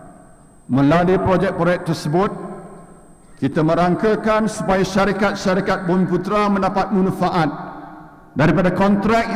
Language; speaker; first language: Malay; native; Malay